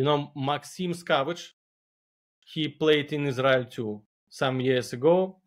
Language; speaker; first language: English; non-native, learner; Belarusian